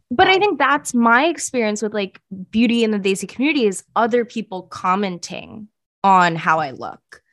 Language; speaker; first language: English; early bilingual, other home language; Punjabi